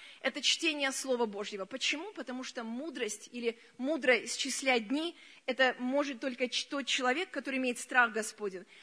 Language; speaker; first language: Russian; early bilingual, other home language; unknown